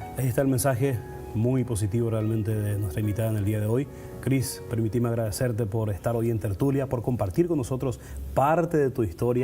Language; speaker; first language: Spanish; native; Spanish